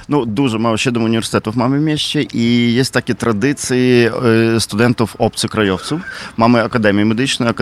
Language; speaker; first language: Polish; non-native, fluent; Ukrainian